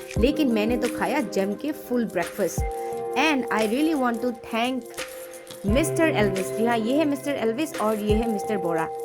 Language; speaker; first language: Hindi; non-native, local second language; Assamese